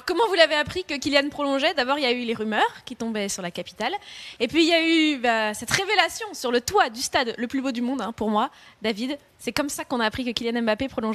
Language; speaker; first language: French; native; French